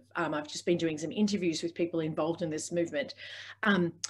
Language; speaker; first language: English; native; English